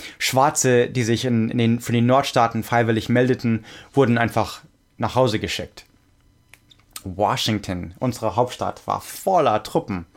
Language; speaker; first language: German; non-native, fluent; English